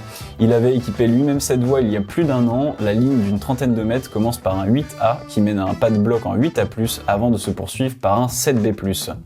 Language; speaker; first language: French; native; French